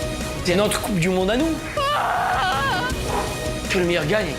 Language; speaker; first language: French; native; French